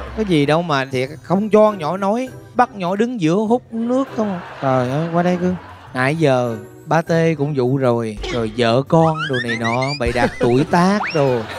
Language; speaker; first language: Vietnamese; native; Vietnamese